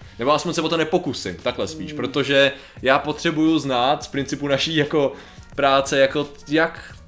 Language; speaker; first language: Czech; native; Czech